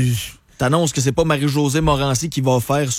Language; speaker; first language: French; native; French